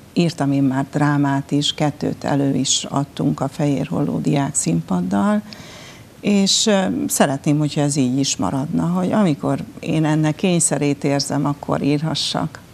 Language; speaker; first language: Hungarian; native; Hungarian